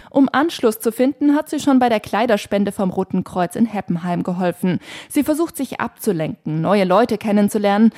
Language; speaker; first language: German; native; German